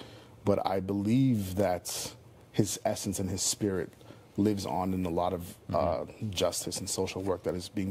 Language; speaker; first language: English; native; English